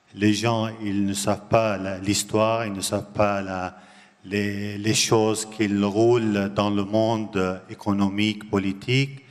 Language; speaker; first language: French; non-native, learner; Arabic